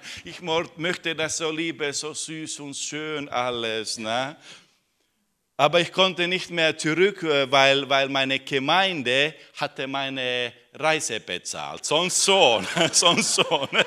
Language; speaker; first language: German; non-native, fluent; Finnish